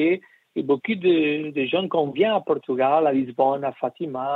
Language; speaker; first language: French; non-native, learner; Portuguese